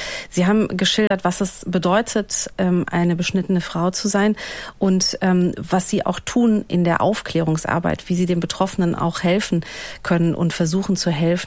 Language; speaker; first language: German; native; German